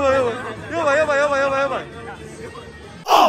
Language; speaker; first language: Japanese; native; Japanese